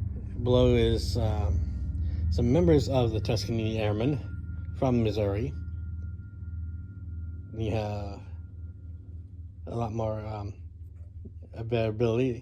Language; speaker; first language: English; native; English